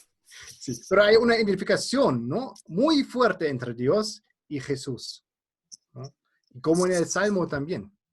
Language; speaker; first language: Spanish; non-native, fluent; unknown